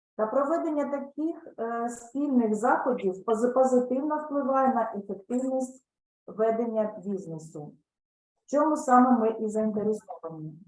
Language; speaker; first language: Ukrainian; native; Ukrainian